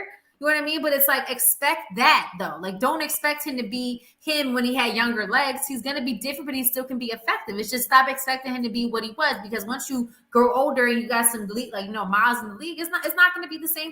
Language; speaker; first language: English; native; English